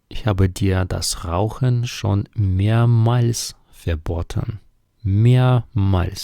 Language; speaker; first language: German; non-native, fluent; Ukrainian